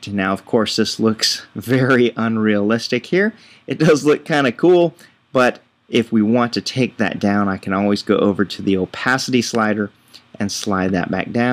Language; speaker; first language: English; native; English